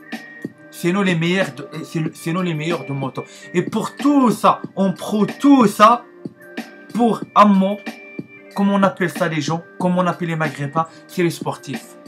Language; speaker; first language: French; non-native, learner; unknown